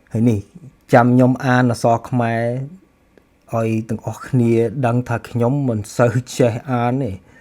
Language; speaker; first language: Khmer; early bilingual, heritage; Khmer